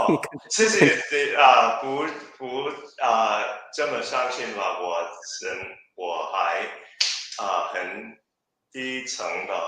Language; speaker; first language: Chinese; non-native, learner; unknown